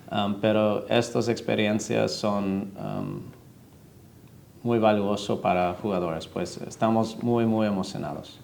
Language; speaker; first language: Spanish; non-native, fluent; English